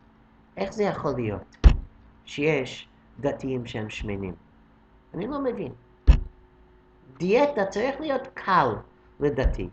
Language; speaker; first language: Hebrew; non-native, fluent; English